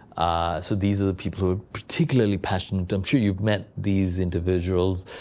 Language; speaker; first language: English; non-native, local second language; Malayalam